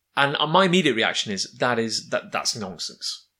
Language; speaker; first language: English; native; English